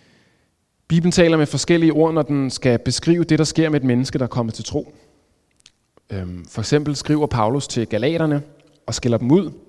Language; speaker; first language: Danish; native; Danish